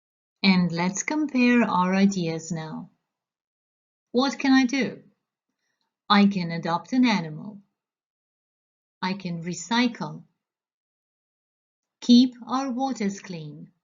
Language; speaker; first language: English; non-native, fluent; Croatian